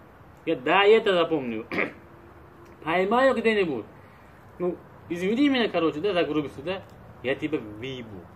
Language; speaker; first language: Russian; non-native, learner; Uzbek